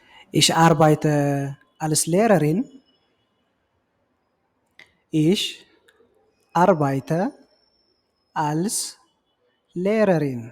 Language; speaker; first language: German; non-native, fluent; Tigrinya